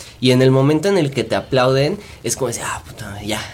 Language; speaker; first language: Spanish; native; Spanish